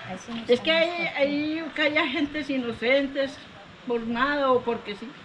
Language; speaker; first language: Spanish; native; Spanish